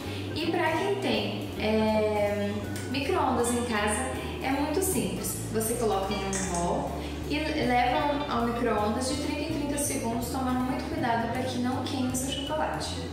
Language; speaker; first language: Portuguese; native; Portuguese